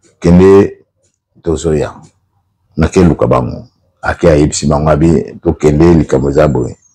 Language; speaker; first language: Lingala; non-native, local second language; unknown